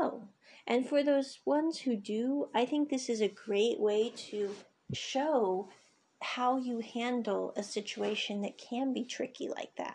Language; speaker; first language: English; native; English